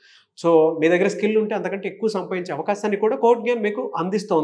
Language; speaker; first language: Telugu; native; Telugu